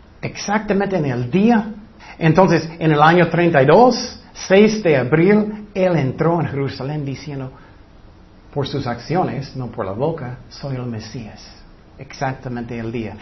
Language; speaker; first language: Spanish; non-native, fluent; English